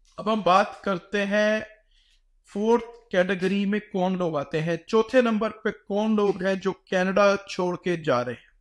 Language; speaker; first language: Urdu; native; Urdu